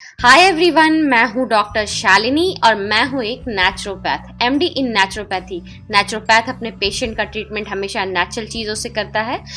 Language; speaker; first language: Hindi; native; Hindi